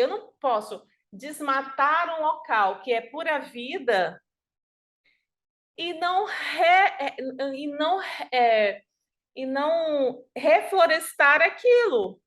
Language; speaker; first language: Portuguese; native; Portuguese